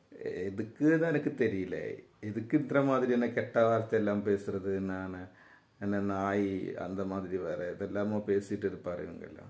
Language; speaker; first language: Tamil; non-native, learner; Malayalam